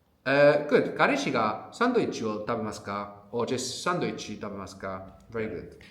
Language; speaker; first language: Japanese; non-native, fluent; English